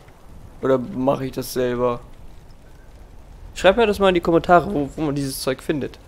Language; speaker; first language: German; native; German